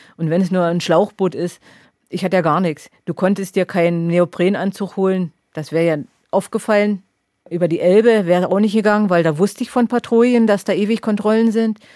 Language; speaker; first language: German; native; German